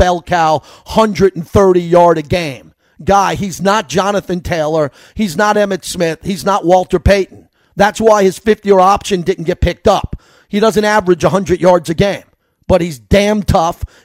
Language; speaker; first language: English; native; English